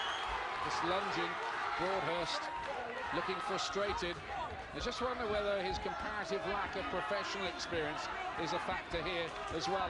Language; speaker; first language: English; native; English